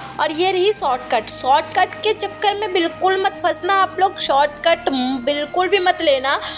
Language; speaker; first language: Hindi; non-native, local second language; Bangla